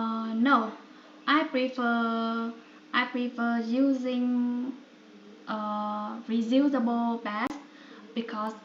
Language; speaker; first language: English; non-native, learner; Vietnamese